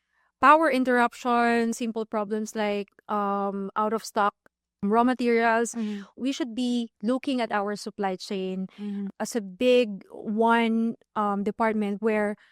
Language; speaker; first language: English; non-native, local second language; Filipino